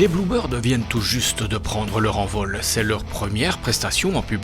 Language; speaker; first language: French; native; French